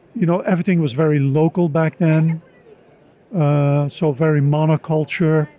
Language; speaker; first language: English; non-native, fluent; Dutch